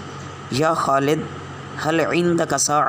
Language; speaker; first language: Arabic; non-native, fluent; Urdu